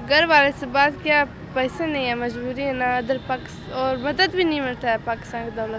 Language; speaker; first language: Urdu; non-native, learner; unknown